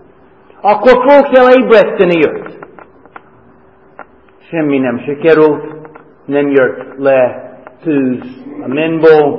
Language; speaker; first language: Hungarian; non-native, fluent; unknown